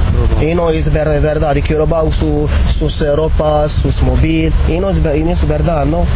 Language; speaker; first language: Spanish; non-native, learner; Arabic